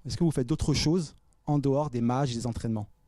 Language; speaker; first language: French; native; French